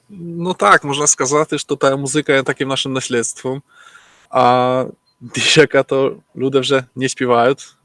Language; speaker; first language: Ukrainian; non-native, local second language; Polish